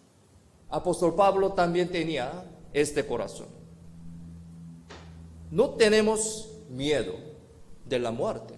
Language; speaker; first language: Spanish; non-native, fluent; Korean